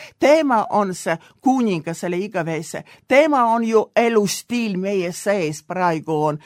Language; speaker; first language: Estonian; non-native, local second language; Russian